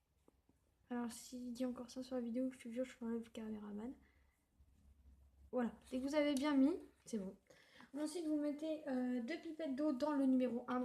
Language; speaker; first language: French; native; French